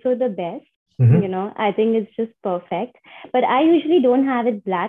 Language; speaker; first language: English; non-native, local second language; Hindi